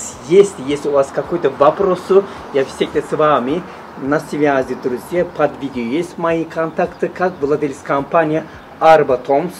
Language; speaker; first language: Russian; non-native, learner; Turkish